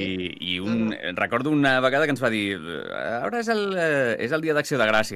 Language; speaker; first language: Catalan; native; Catalan